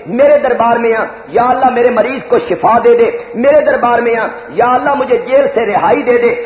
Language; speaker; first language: Urdu; non-native, local second language; Punjabi